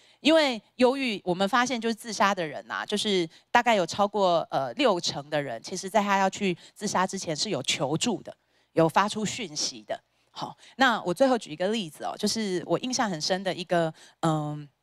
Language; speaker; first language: Chinese; native; Chinese